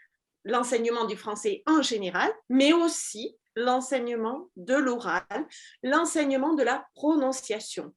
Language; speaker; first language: French; native; French